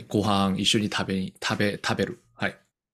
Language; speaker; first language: Japanese; non-native, learner; Korean